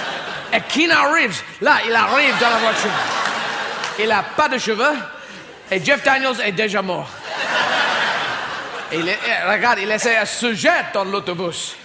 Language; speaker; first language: French; non-native, learner; English